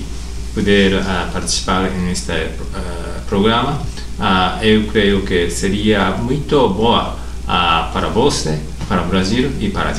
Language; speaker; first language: Portuguese; non-native, learner; Japanese